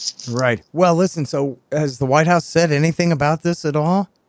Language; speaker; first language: English; native; English